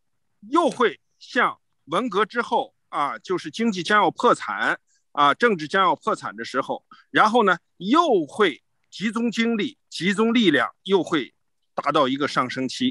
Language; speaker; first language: Chinese; native; Chinese